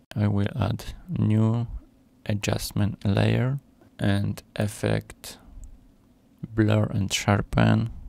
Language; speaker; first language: English; non-native, fluent; Polish